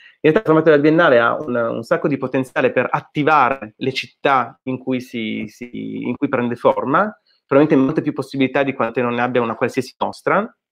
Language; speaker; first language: Italian; native; Italian